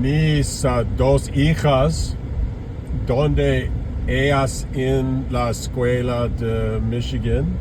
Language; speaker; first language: Spanish; non-native, learner; English